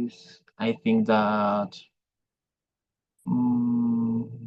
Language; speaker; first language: English; non-native, learner; Spanish